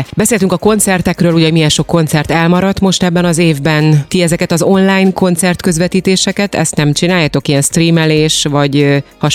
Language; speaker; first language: Hungarian; native; Hungarian